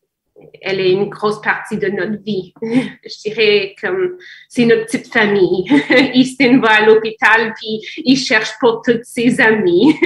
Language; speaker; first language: French; non-native, fluent; English